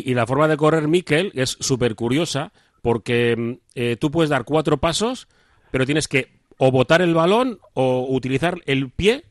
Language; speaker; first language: Spanish; native; Spanish